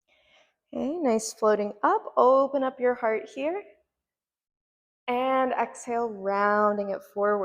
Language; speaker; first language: English; native; English